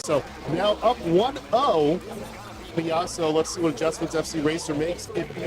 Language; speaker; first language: English; native; English